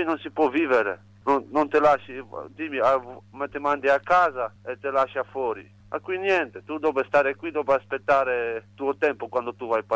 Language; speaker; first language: Italian; non-native, learner; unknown